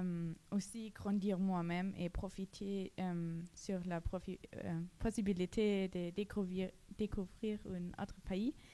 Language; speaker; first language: French; non-native, learner; German